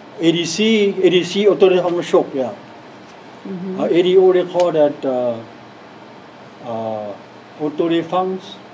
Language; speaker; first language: English; non-native, learner; Lao